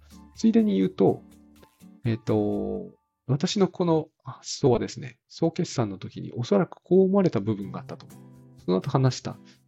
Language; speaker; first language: Japanese; native; Japanese